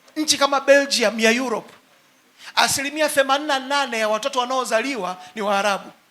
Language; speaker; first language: Swahili; native; Swahili